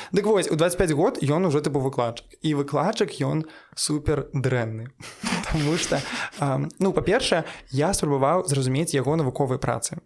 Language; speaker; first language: Belarusian; non-native, local second language; Russian